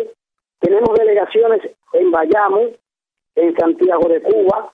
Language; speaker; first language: Spanish; native; Spanish